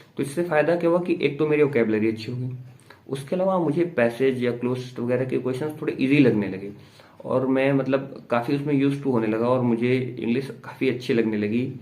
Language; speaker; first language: Hindi; native; Hindi